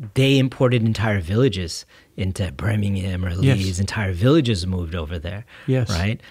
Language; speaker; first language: English; native; English